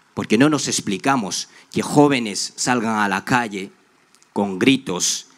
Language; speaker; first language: Spanish; non-native, fluent; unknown